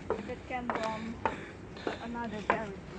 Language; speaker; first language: English; non-native, learner; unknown